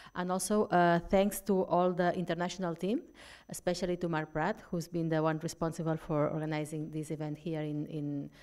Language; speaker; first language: English; non-native, fluent; Catalan